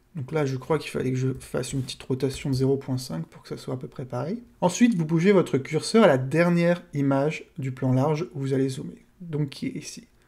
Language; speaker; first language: French; native; French